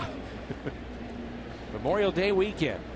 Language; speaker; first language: English; native; English